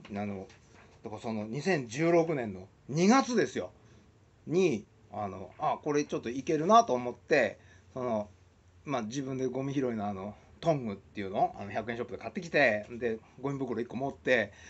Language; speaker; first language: Japanese; native; Japanese